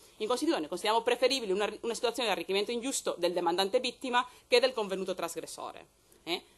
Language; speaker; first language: Italian; non-native, fluent; Spanish